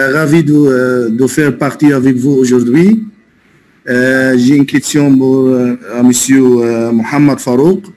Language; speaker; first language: French; non-native, fluent; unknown